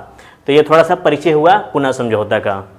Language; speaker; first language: Hindi; native; Hindi